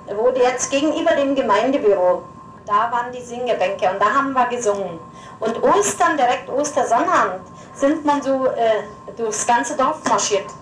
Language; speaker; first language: German; non-native, local second language; Upper Sorbian